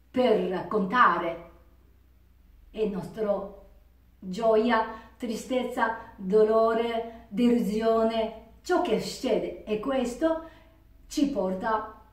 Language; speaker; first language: Italian; non-native, learner; Japanese